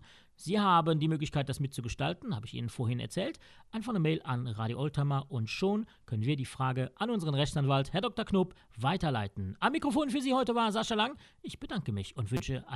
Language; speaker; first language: German; native; German